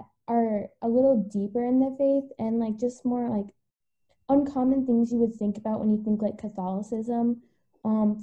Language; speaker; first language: English; native; English